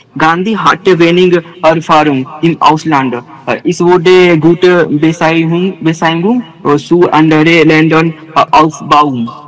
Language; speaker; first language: German; non-native, learner; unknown